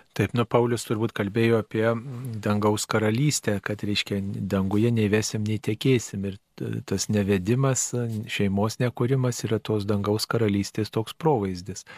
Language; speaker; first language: Lithuanian; native; Lithuanian